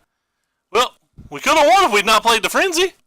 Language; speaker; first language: English; native; English